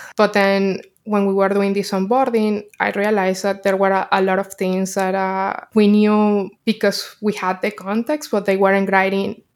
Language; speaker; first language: English; non-native, fluent; Spanish